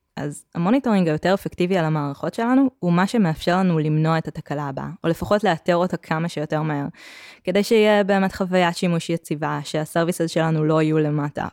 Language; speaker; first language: Hebrew; native; Hebrew